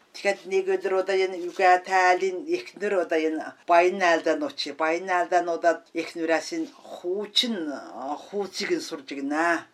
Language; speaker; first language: Mongolian; native; Mongolian